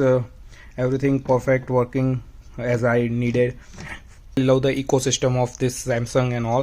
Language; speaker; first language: English; non-native, fluent; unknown